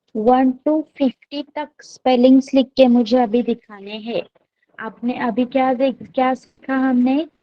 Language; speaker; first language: Hindi; non-native, local second language; Marathi